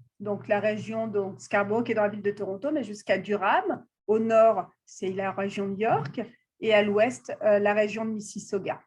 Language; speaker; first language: French; native; French